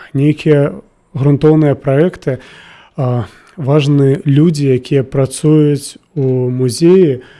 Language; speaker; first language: Belarusian; native; Belarusian